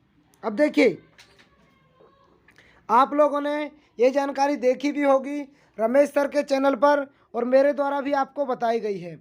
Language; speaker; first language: Hindi; native; Hindi